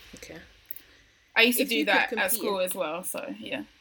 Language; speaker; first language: English; native; English